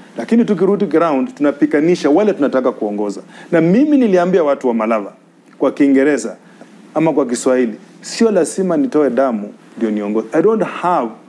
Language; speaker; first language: Swahili; non-native, local second language; Luyia